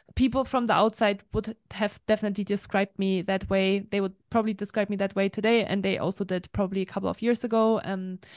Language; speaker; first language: English; non-native, fluent; German